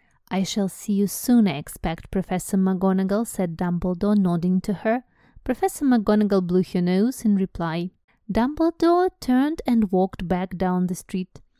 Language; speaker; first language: English; non-native, fluent; Russian